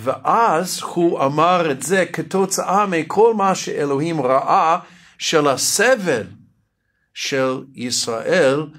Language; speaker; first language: Hebrew; non-native, fluent; English